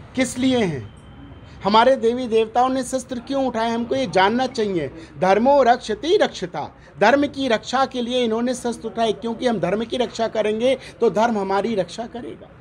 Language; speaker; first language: Hindi; native; Hindi